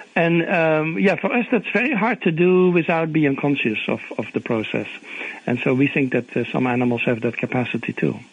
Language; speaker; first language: English; non-native, fluent; Dutch